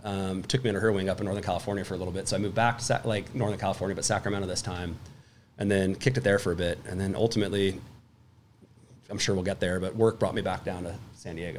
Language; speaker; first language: English; native; English